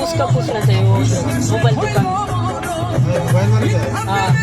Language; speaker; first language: Hindi; non-native, learner; Bangla